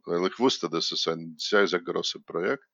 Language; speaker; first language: German; non-native, fluent; Russian